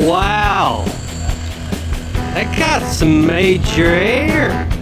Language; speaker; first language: English; native; English